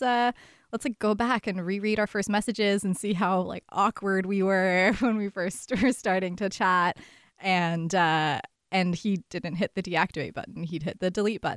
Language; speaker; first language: English; native; English